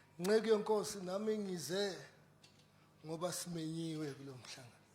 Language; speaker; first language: Zulu; native; Zulu